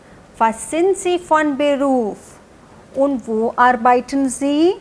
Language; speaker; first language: German; non-native, fluent; Hindi